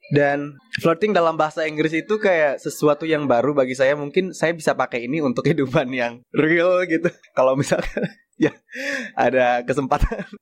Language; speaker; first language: Indonesian; native; Indonesian